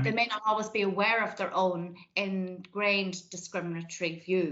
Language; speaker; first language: English; native; English